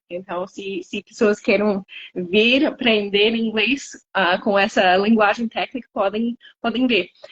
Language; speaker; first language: Portuguese; non-native, fluent; English